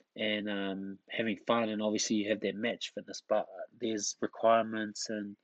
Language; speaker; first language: English; early bilingual, other home language; Tongan